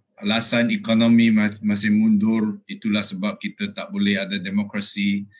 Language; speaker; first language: Malay; non-native, local second language; Chinese